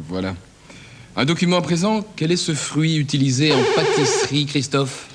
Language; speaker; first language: French; native; French